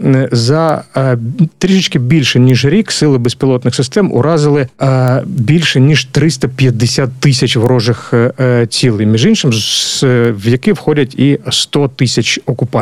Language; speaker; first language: Ukrainian; native; Ukrainian